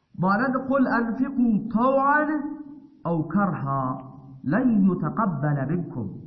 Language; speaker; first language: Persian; non-native, local second language; Baluchi